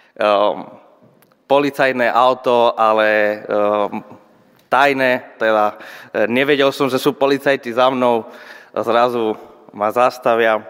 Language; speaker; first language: Slovak; non-native, fluent; Spanish